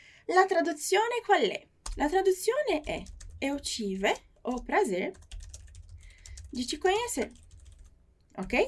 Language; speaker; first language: Italian; non-native, fluent; Portuguese